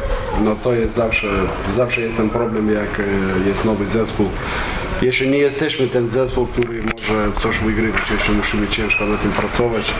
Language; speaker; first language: Polish; non-native, fluent; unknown